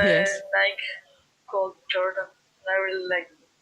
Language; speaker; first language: English; non-native, fluent; Greek